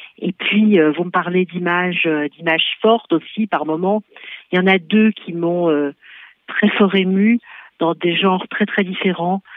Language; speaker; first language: French; native; French